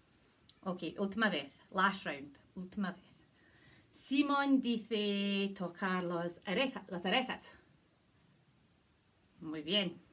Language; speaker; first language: Spanish; non-native, learner; English